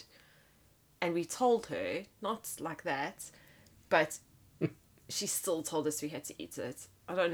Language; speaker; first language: English; native; English